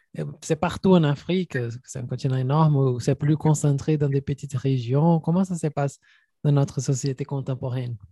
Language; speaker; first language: French; non-native, fluent; Portuguese